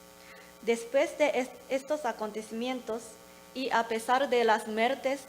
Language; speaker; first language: Spanish; non-native, learner; Japanese